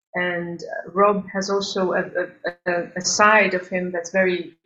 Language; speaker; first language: English; early bilingual, other home language; Albanian